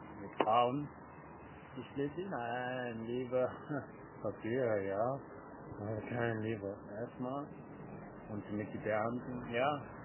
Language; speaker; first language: German; non-native, learner; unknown